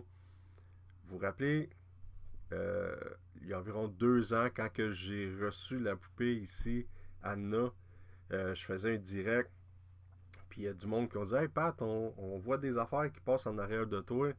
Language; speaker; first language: French; native; French